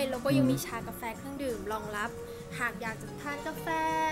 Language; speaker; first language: Thai; native; Thai